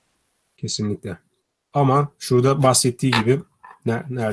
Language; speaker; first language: Turkish; native; Turkish